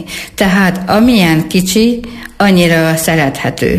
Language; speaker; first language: Hungarian; native; Hungarian